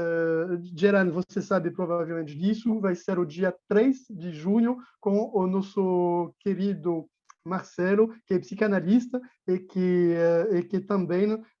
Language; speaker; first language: Portuguese; non-native, fluent; French